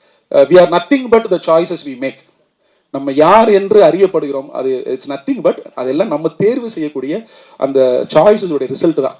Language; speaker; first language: Tamil; native; Tamil